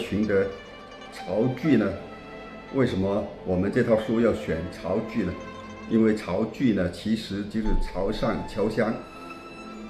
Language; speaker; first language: Chinese; non-native, local second language; Min Nan Chinese